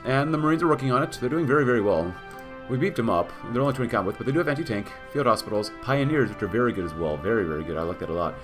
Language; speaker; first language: English; native; English